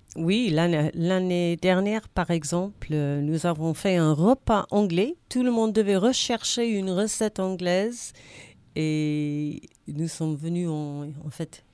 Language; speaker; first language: French; non-native, fluent; English